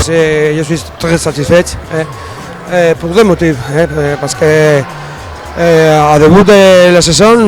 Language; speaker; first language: French; non-native, fluent; Spanish